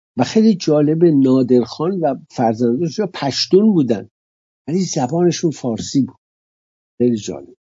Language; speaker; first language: Persian; native; Persian